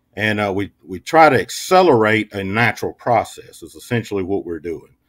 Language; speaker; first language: English; native; English